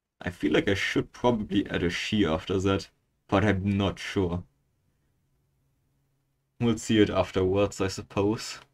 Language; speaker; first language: English; non-native, fluent; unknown